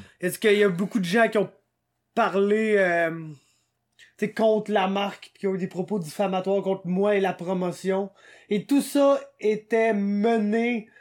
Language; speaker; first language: French; native; French